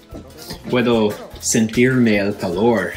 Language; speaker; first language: Spanish; non-native, learner; English